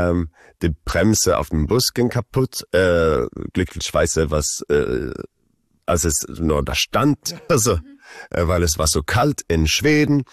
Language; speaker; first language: German; early bilingual, heritage; Swedish